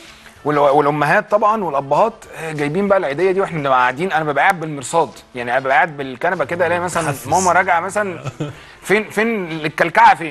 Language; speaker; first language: Arabic; native; Arabic